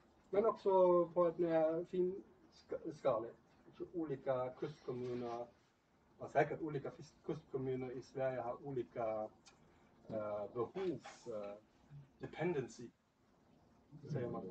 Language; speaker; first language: Swedish; non-native, fluent; German